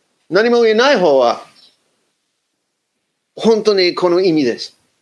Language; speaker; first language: Japanese; non-native, fluent; English